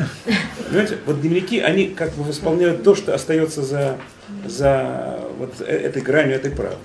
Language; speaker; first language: Russian; native; Russian